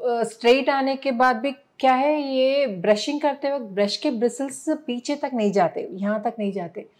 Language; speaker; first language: Hindi; non-native, local second language; Telugu